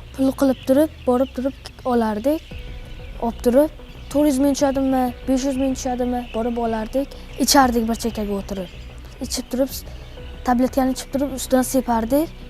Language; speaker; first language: Uzbek; native; Uzbek